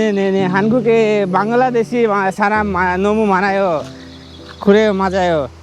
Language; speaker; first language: Korean; non-native, learner; Bangla